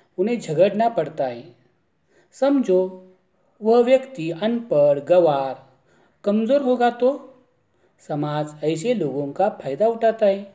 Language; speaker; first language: Hindi; non-native, local second language; Marathi